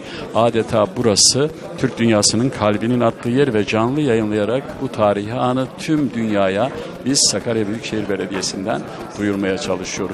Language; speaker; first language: Turkish; native; Turkish